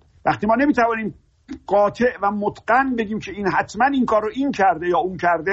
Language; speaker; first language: Persian; native; Persian